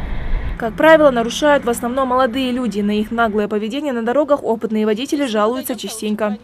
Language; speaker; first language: Russian; native; Russian